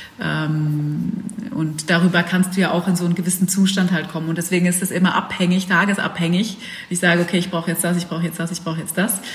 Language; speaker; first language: German; early bilingual, other home language; Dutch